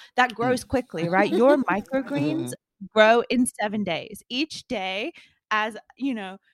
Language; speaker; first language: English; native; English